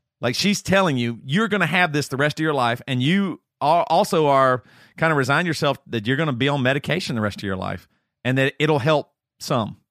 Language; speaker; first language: English; native; English